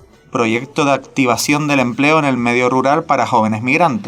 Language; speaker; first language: Spanish; native; Spanish